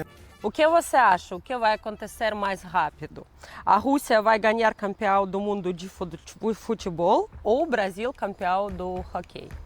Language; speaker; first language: Portuguese; non-native, learner; Russian